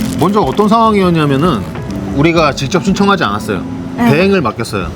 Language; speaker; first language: Korean; native; Korean